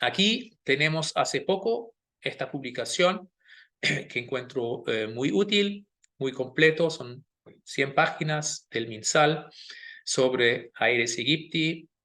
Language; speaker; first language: Spanish; non-native, fluent; German